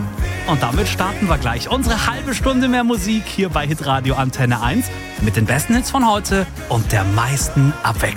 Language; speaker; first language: German; native; German